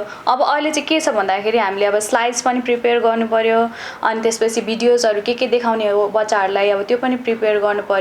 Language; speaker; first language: Nepali; native; Nepali